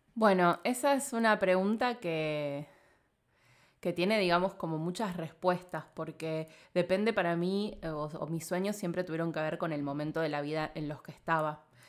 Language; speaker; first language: Spanish; native; Spanish